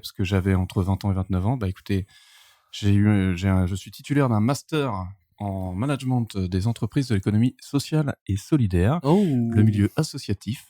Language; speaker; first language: French; native; French